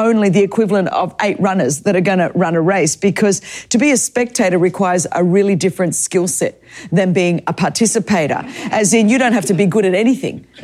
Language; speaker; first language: English; non-native, local second language; Greek